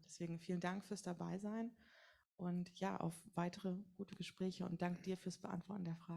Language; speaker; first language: German; native; German